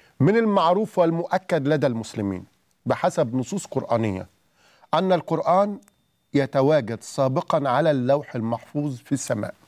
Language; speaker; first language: Arabic; native; Arabic